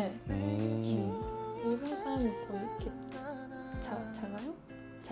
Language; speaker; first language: Korean; non-native, learner; Japanese